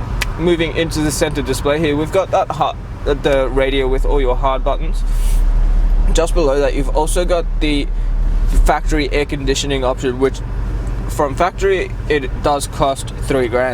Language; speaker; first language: English; native; English